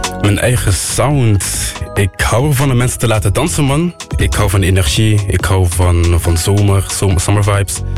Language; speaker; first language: Dutch; non-native, local second language; French